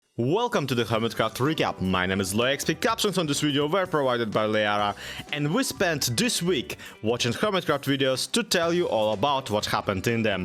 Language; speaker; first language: English; native; English